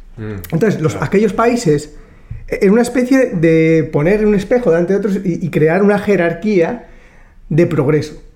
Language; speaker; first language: Spanish; native; Spanish